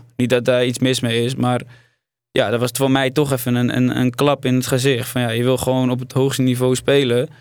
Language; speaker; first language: Dutch; native; Dutch